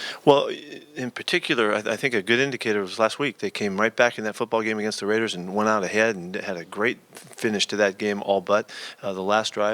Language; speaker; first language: English; native; English